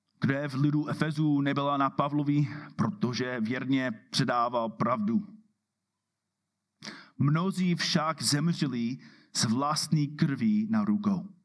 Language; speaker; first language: Czech; non-native, fluent; English